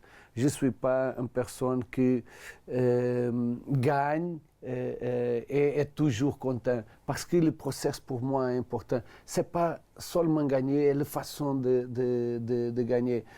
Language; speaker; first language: French; non-native, learner; Portuguese